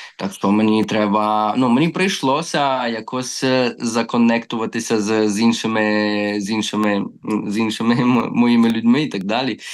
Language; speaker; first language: Ukrainian; early bilingual, heritage; Ukrainian